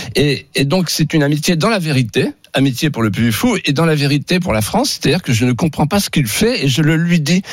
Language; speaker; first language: French; native; French